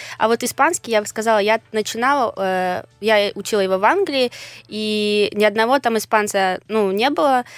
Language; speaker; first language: Russian; native; Russian